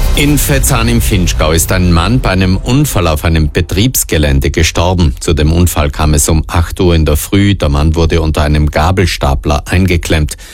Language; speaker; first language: German; native; German